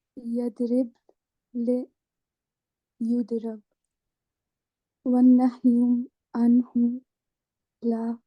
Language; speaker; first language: Arabic; non-native, learner; Urdu